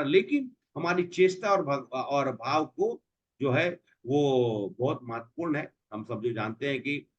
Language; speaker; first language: Hindi; native; Hindi